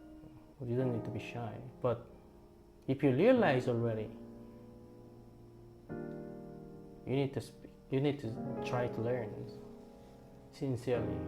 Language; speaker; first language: English; non-native, fluent; Korean